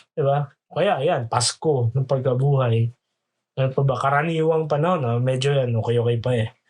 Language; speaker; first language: Filipino; native; Filipino